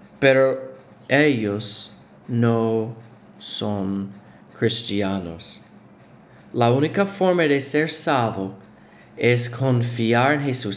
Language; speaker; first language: Spanish; non-native, fluent; English